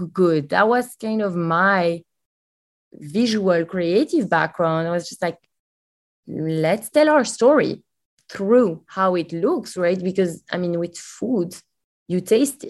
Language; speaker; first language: English; non-native, fluent; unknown